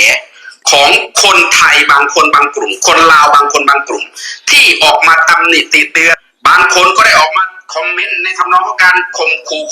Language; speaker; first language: Thai; native; Thai